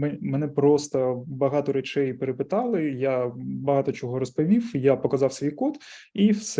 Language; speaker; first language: Ukrainian; non-native, local second language; Russian